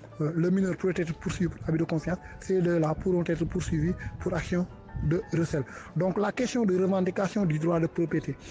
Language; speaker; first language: French; non-native, local second language; Wolof